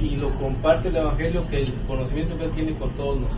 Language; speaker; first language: Spanish; native; Spanish